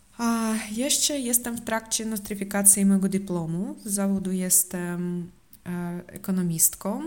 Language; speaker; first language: Polish; non-native, fluent; Russian